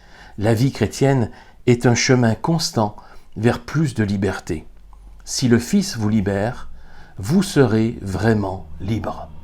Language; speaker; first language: French; native; French